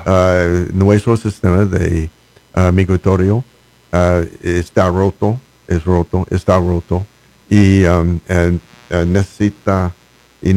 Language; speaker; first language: Spanish; non-native, learner; English